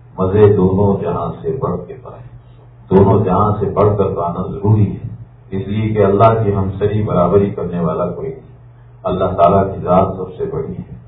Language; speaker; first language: Urdu; native; Urdu